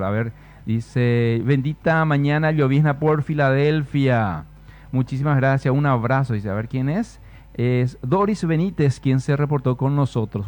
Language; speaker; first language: Spanish; native; Spanish